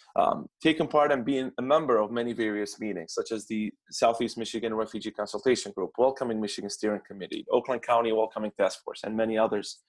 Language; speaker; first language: English; non-native, fluent; Arabic